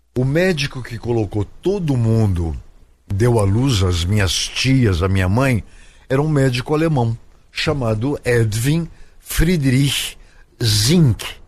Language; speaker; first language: Portuguese; native; Portuguese